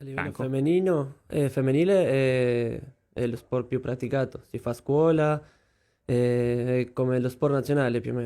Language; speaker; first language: Italian; non-native, fluent; Spanish